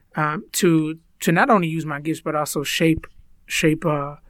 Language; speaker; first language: English; early bilingual, other home language; Spanish